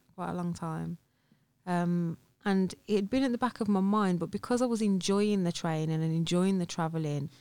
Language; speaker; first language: English; native; English